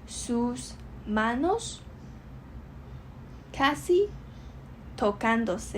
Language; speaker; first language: Spanish; non-native, learner; Chinese